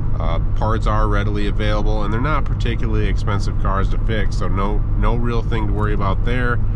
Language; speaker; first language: English; native; English